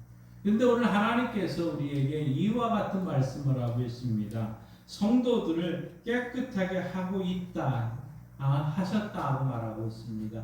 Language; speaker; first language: Korean; native; Korean